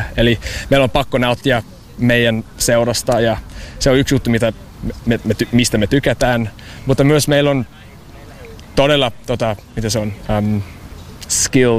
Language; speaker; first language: Finnish; non-native, learner; English